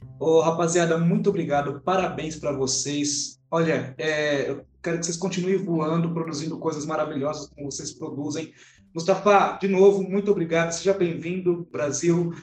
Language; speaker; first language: Portuguese; native; Portuguese